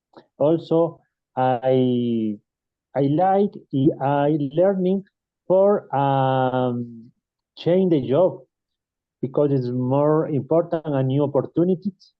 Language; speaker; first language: English; non-native, learner; Spanish